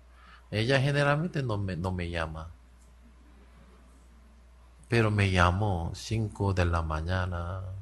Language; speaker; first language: Spanish; non-native, learner; Korean